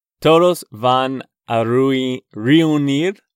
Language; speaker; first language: Spanish; non-native, learner; English